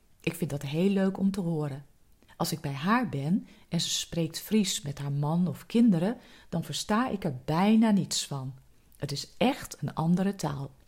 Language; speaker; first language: Dutch; native; Dutch